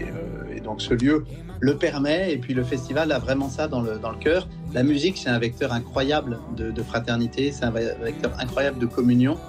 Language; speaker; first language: French; native; French